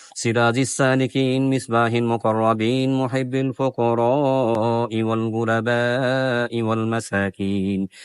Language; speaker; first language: Arabic; non-native, fluent; Bangla